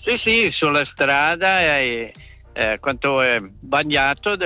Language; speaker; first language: Italian; non-native, local second language; German